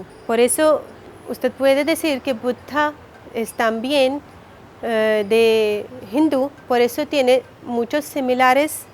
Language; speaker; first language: Spanish; non-native, learner; Hindi